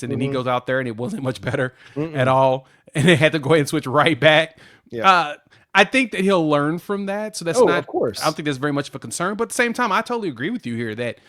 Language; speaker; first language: English; native; English